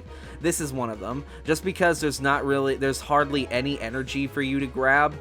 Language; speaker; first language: English; native; English